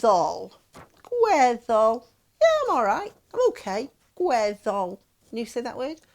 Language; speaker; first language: Welsh; non-native, local second language; English